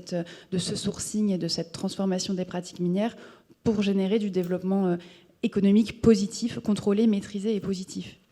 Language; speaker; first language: French; native; French